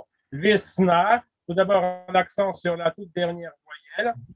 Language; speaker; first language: French; non-native, fluent; Russian